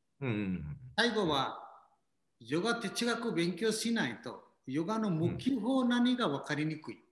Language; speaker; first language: Japanese; non-native, learner; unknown